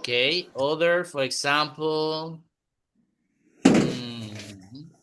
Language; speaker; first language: English; non-native, fluent; Spanish